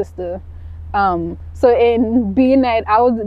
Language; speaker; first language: English; early bilingual, other home language; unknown